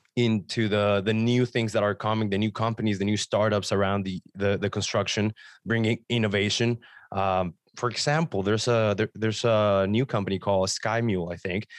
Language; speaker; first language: English; non-native, fluent; Spanish